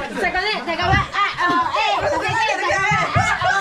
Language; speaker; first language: Korean; native; Korean